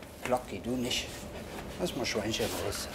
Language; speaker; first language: German; native; German